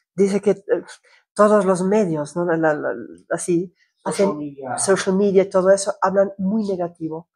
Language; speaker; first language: Spanish; non-native, fluent; Croatian